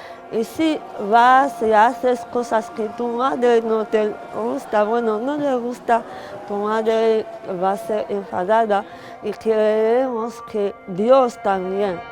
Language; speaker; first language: Spanish; non-native, learner; Arabic